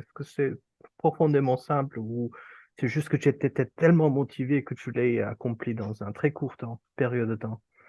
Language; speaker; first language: French; non-native, fluent; Urdu